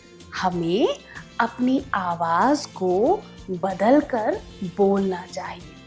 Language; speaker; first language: Hindi; native; Hindi